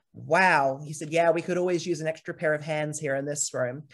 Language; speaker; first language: English; native; English